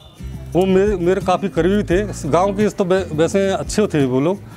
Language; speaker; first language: Hindi; native; Hindi